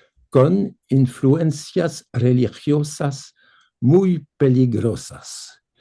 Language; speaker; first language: Spanish; non-native, fluent; French